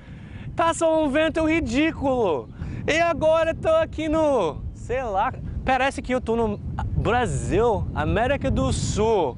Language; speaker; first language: Portuguese; non-native, fluent; English